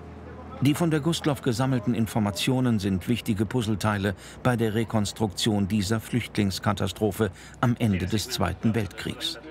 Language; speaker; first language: German; native; German